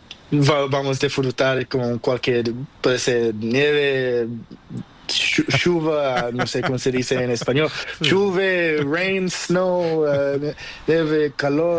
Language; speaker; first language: Spanish; non-native, learner; Portuguese